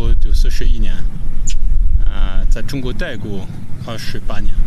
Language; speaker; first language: Chinese; non-native, fluent; French